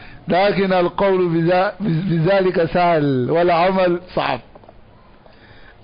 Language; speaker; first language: Arabic; non-native, fluent; Dyula